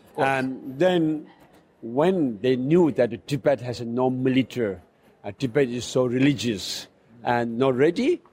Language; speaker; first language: English; non-native, fluent; Chinese